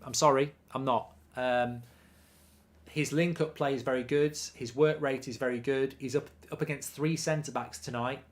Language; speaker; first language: English; native; English